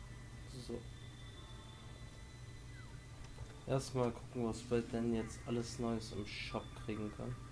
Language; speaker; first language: German; native; German